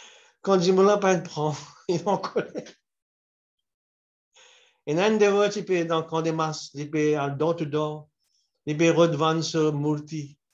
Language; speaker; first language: French; non-native, local second language; Morisyen